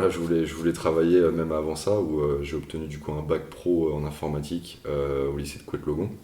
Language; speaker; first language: French; native; French